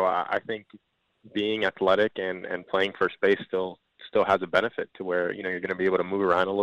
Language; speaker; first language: English; early bilingual, other home language; Spanish